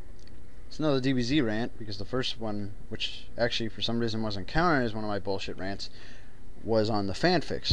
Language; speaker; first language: English; native; English